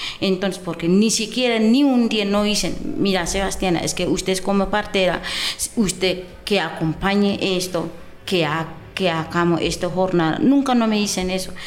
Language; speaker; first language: Spanish; non-native, local second language; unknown